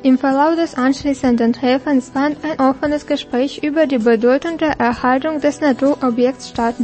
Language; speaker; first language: German; non-native, fluent; Russian